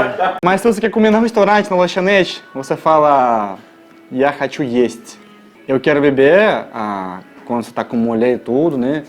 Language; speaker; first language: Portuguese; non-native, fluent; Russian